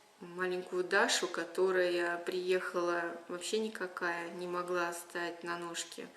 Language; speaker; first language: Russian; native; Russian